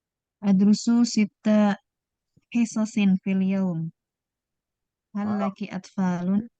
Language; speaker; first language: Arabic; non-native, learner; Indonesian